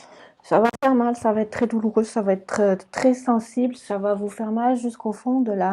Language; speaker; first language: French; native; French